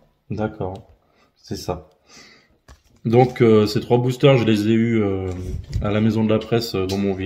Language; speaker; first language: French; native; French